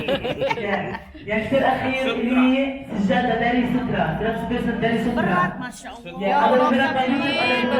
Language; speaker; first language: Indonesian; non-native, fluent; Arabic